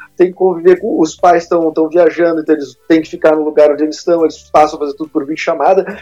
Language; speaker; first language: Portuguese; native; Portuguese